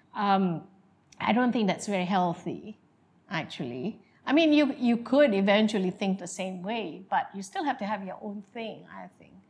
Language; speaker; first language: English; non-native, local second language; Malay